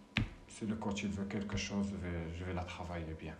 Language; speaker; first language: French; non-native, learner; Arabic